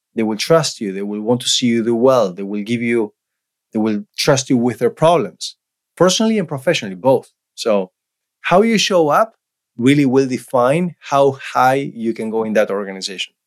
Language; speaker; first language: English; non-native, fluent; Spanish